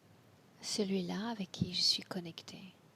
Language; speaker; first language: French; native; French